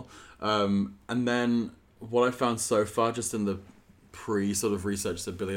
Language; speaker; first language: English; native; English